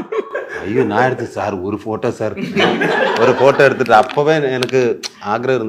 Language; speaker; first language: Tamil; non-native, learner; Malayalam